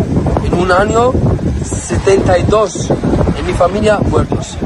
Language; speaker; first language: Spanish; non-native, learner; Arabic